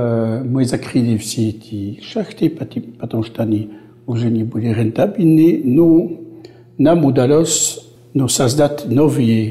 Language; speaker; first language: Russian; non-native, fluent; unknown